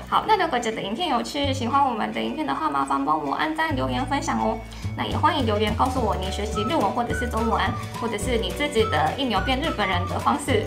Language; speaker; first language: Chinese; non-native, fluent; Japanese